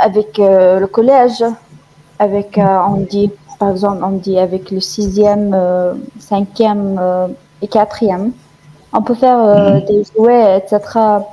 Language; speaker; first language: French; non-native, fluent; Arabic